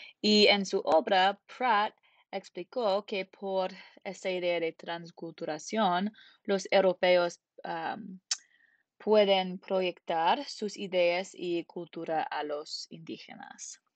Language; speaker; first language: Spanish; non-native, learner; English